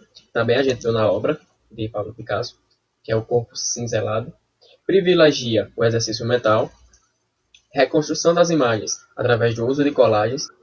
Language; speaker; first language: Portuguese; native; Portuguese